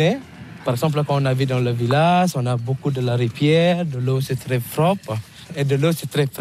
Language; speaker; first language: French; non-native, learner; Balinese